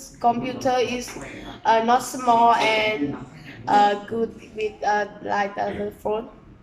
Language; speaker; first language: English; non-native, learner; Vietnamese